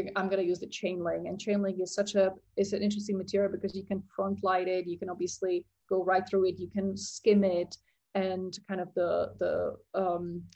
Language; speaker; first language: English; non-native, fluent; Czech